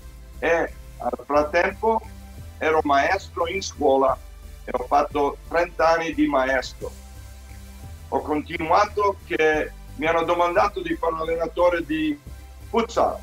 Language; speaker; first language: Italian; early bilingual, heritage; Italian